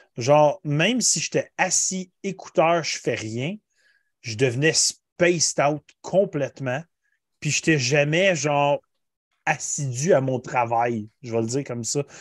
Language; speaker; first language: French; native; French